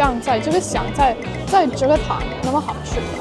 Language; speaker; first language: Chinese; non-native, learner; English